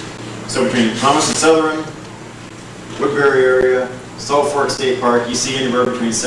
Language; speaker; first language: English; native; English